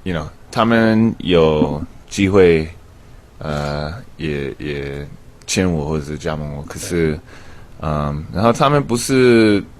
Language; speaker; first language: Chinese; early bilingual, heritage; English